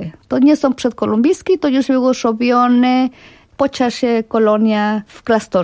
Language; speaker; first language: Polish; non-native, fluent; Spanish